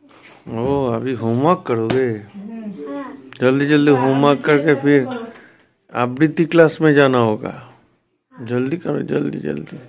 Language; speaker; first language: Hindi; non-native, local second language; Bangla